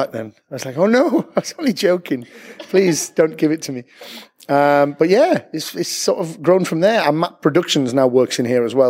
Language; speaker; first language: English; native; English